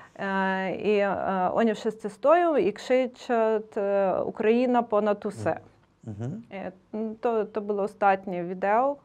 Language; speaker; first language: Ukrainian; native; Ukrainian